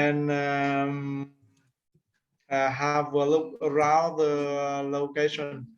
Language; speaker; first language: English; non-native, learner; Vietnamese